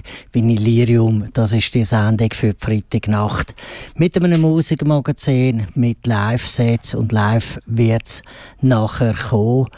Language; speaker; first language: German; native; German